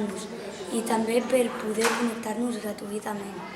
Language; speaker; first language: Catalan; early bilingual, other home language; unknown